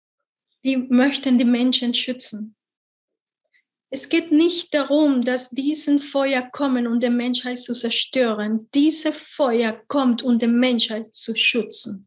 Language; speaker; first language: German; non-native, fluent; Spanish